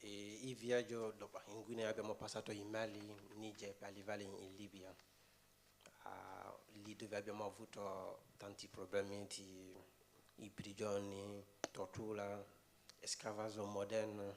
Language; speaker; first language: Italian; non-native, fluent; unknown